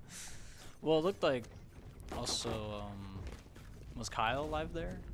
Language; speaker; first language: English; native; English